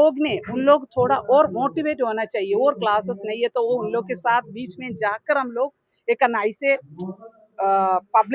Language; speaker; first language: Hindi; non-native, local second language; Malayalam